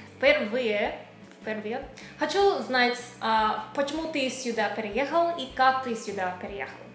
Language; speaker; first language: Russian; non-native, learner; English